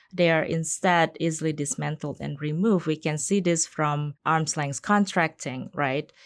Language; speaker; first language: English; non-native, fluent; Indonesian